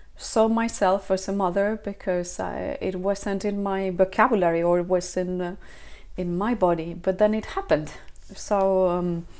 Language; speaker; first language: English; non-native, fluent; Spanish